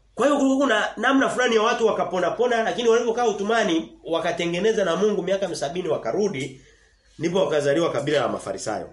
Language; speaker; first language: Swahili; native; Swahili